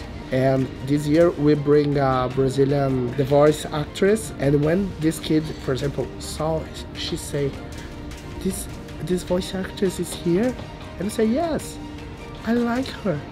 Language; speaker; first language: English; non-native, learner; Portuguese